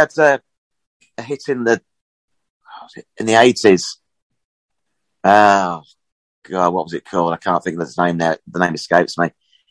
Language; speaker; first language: English; native; English